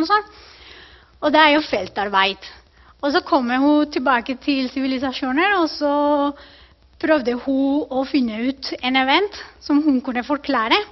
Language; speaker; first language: Norwegian; non-native, fluent; Spanish